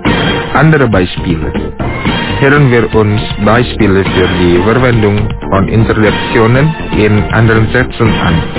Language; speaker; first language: German; non-native, fluent; Indonesian